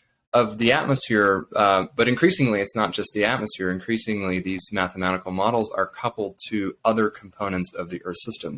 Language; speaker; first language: English; native; English